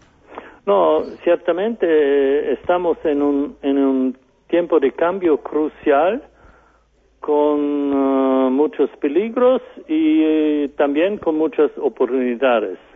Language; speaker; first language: Spanish; non-native, fluent; German